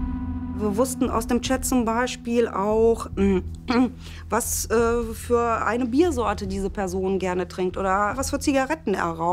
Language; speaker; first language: German; native; German